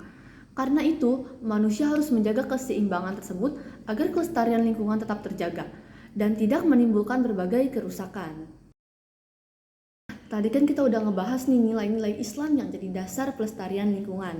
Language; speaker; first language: Indonesian; native; Indonesian